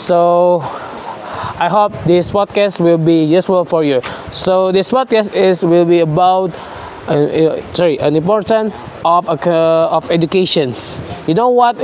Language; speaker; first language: English; non-native, learner; Indonesian